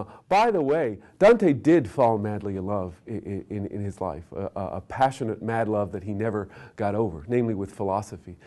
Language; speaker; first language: English; native; English